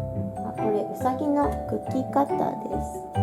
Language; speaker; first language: Japanese; native; Japanese